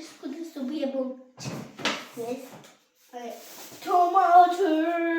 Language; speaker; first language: Albanian; early bilingual, heritage; Albanian